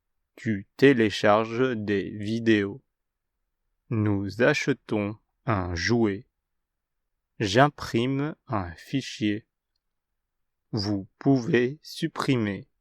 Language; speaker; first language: French; non-native, fluent; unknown